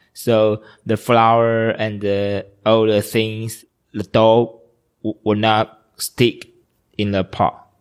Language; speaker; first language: English; non-native, learner; Chinese